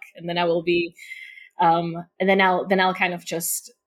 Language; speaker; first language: English; non-native, fluent; Slovak